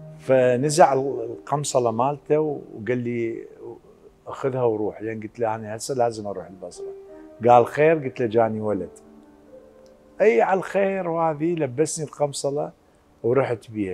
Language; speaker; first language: Arabic; native; Arabic